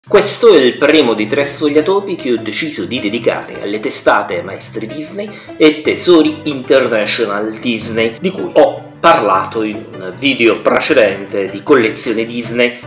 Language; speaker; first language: Italian; native; Italian